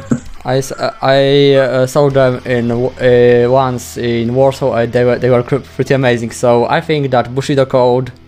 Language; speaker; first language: English; non-native, fluent; Polish